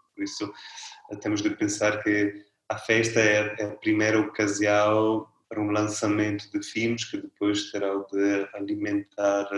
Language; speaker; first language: Portuguese; non-native, fluent; Italian